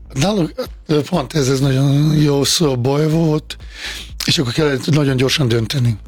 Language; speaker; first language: Hungarian; non-native, fluent; Bosnian